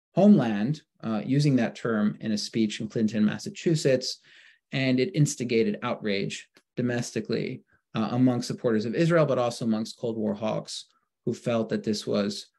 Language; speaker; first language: English; native; English